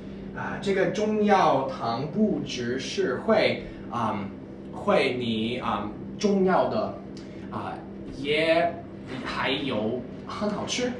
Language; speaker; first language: Chinese; non-native, learner; English